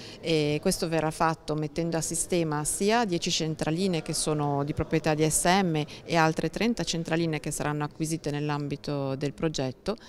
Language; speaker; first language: Italian; native; Italian